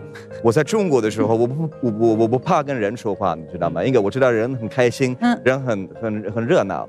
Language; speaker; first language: Chinese; non-native, fluent; Swedish